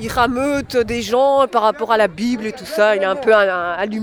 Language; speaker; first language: French; native; French